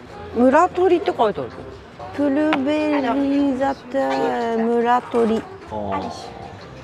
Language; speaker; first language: French; non-native, learner; Japanese